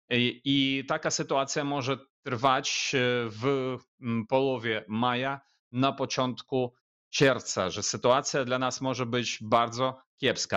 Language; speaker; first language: Polish; non-native, fluent; Ukrainian